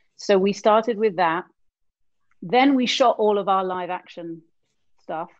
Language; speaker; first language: English; native; English